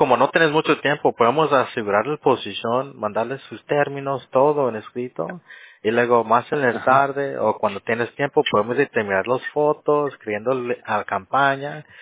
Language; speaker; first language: Spanish; early bilingual, heritage; Spanish